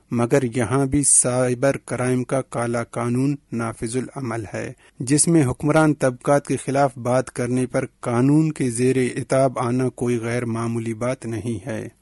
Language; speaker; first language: Urdu; non-native, local second language; Baluchi